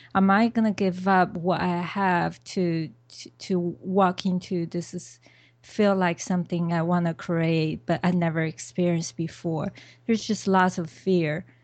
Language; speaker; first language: English; non-native, fluent; Chinese